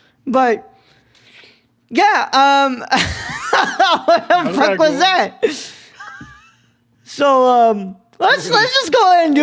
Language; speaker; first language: English; native; English